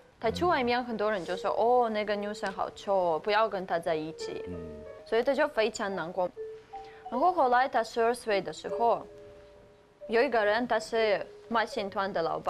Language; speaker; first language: Chinese; non-native, learner; English